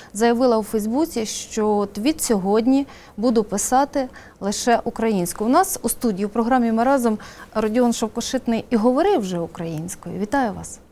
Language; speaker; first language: Ukrainian; native; Ukrainian